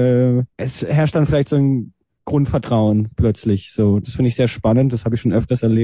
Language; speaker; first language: German; native; German